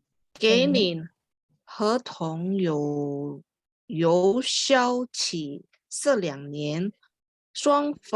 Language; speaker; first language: Chinese; non-native, learner; Indonesian